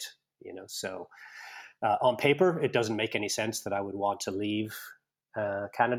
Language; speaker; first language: English; native; English